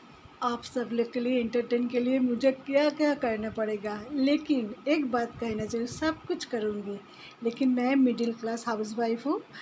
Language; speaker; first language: Hindi; non-native, local second language; Assamese